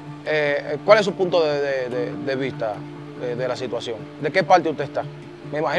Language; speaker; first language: Spanish; native; Spanish